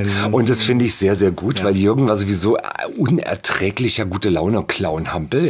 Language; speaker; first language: German; native; German